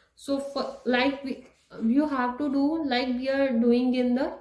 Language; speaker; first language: English; non-native, local second language; Punjabi